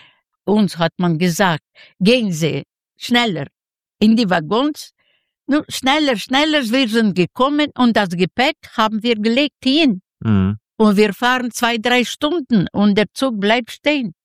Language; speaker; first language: German; non-native, learner; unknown